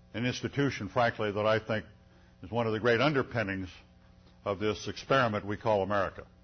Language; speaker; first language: English; native; English